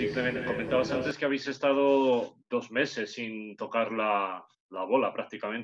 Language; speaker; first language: Spanish; native; Spanish